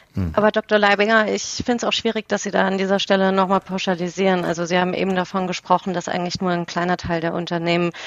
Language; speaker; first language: German; native; German